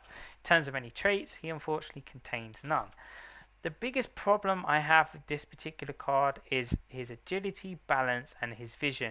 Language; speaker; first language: English; native; English